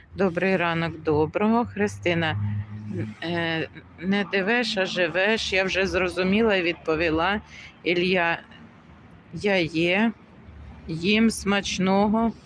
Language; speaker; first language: Ukrainian; native; Ukrainian